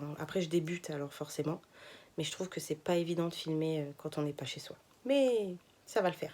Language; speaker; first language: French; native; French